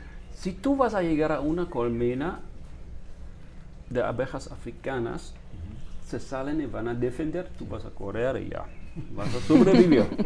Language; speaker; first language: Spanish; non-native, fluent; German